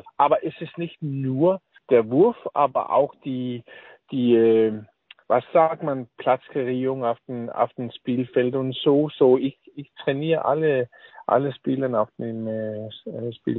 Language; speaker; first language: German; non-native, learner; Danish